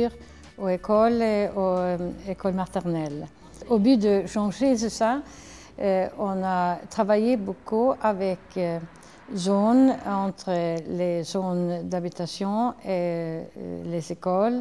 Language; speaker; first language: French; non-native, fluent; Swedish